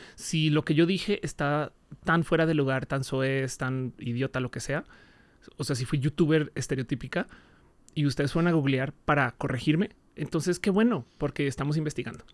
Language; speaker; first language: Spanish; native; Spanish